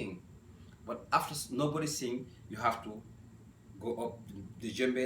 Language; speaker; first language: English; non-native, learner; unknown